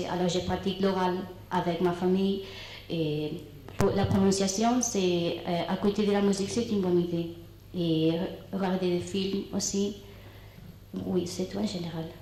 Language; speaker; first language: French; non-native, learner; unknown